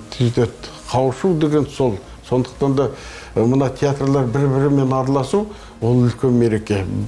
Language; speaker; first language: Kazakh; native; Kazakh